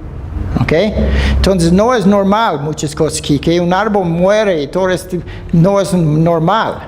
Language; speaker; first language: Spanish; non-native, fluent; Dutch